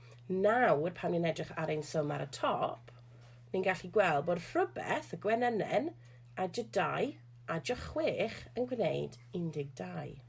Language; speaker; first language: Welsh; non-native, local second language; English